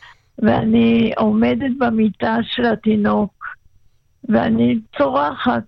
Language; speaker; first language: Hebrew; non-native, local second language; German